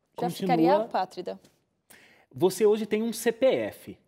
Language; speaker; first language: Portuguese; native; Portuguese